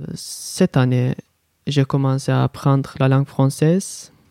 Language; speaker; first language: French; non-native, learner; Azerbaijani